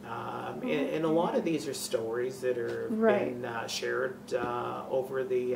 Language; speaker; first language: English; native; English